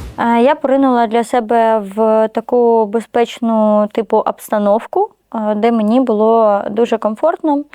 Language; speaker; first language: Ukrainian; non-native, local second language; Russian